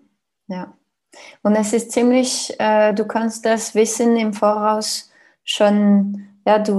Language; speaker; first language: German; non-native, learner; French